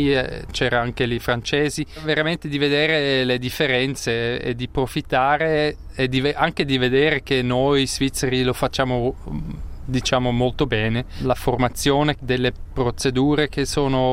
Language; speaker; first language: Italian; non-native, local second language; German